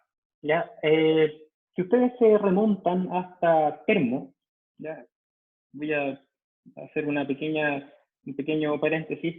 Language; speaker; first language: Spanish; native; Spanish